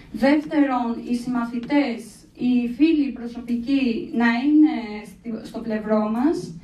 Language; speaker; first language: Greek; early bilingual, other home language; Albanian